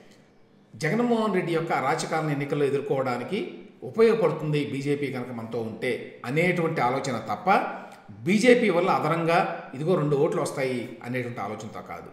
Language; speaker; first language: Telugu; native; Telugu